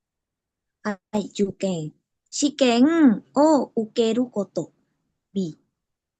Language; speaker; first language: Japanese; non-native, learner; Indonesian